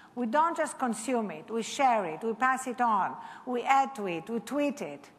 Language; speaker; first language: English; non-native, fluent; Greek